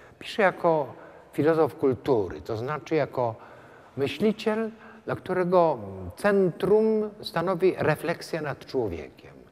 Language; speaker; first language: Polish; native; Polish